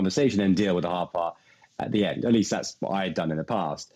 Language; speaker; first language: English; native; English